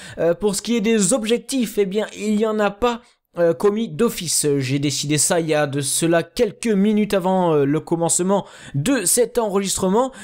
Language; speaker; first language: French; native; French